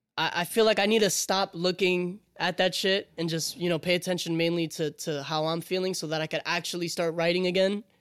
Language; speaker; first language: English; native; English